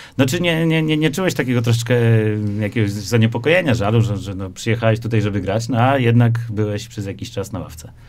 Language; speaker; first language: Polish; native; Polish